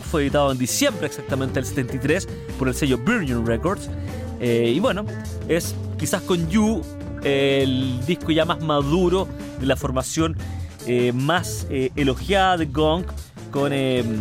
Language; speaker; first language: Spanish; native; Spanish